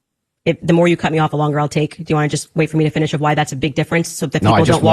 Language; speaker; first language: English; native; English